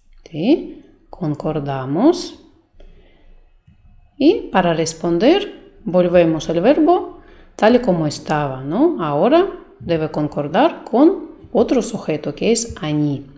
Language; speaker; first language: Spanish; non-native, fluent; Russian